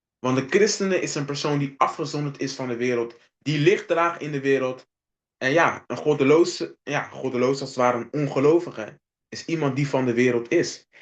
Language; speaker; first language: Dutch; non-native, local second language; Papiamento